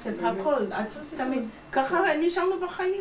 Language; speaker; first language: Hebrew; non-native, fluent; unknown